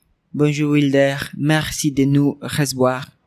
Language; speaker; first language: French; non-native, learner; Spanish